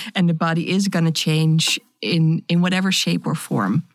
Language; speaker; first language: English; non-native, fluent; Dutch